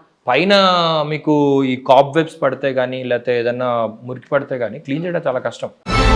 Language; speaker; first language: Telugu; native; Telugu